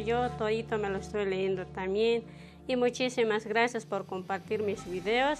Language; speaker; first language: Spanish; native; Spanish